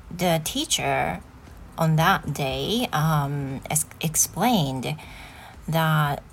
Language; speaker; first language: English; non-native, learner; Japanese